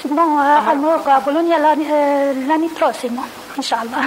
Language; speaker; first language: Italian; non-native, learner; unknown